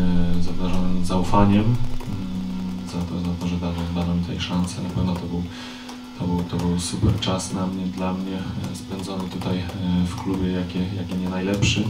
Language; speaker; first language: Polish; native; Polish